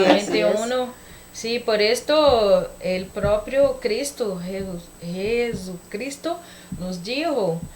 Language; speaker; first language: Spanish; non-native, learner; Portuguese